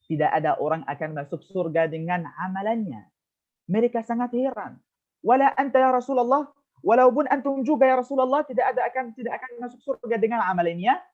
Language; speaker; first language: Indonesian; non-native, fluent; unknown